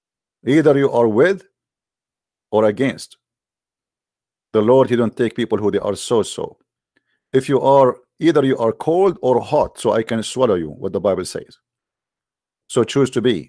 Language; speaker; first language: English; non-native, fluent; Arabic